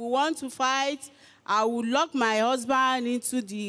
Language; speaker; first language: English; non-native, local second language; Igbo